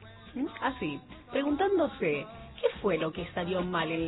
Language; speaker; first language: Spanish; native; Spanish